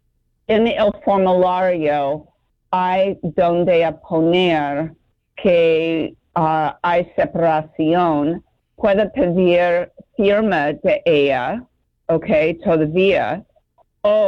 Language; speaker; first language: Spanish; non-native, fluent; English